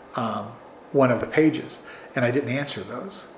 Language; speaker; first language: English; native; English